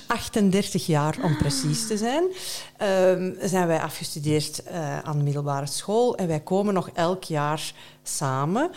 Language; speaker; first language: Dutch; native; Dutch